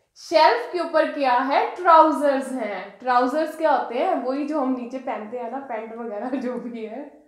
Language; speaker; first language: Hindi; native; Hindi